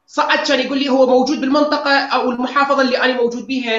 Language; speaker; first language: Arabic; native; Arabic